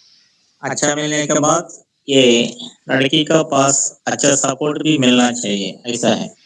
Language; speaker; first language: Hindi; non-native, local second language; Telugu